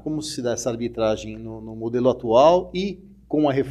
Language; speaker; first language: Portuguese; native; Portuguese